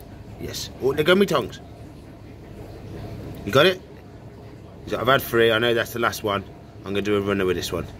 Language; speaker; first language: English; native; English